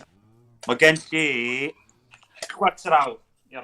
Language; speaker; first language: Welsh; native; Welsh